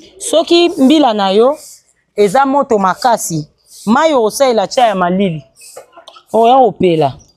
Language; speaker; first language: Lingala; native; Lingala